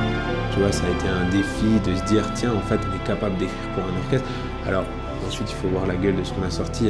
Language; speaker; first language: French; native; French